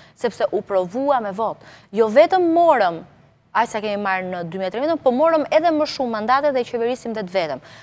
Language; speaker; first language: Albanian; native; Albanian